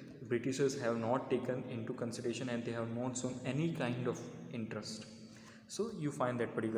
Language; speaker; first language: English; non-native, local second language; Hindi